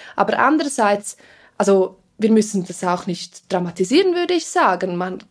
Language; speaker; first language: German; non-native, fluent; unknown